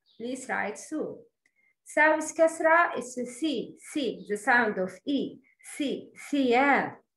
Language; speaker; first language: English; non-native, learner; Arabic